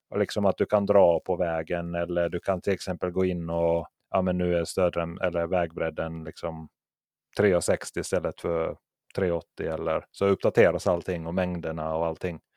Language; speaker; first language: Swedish; native; Swedish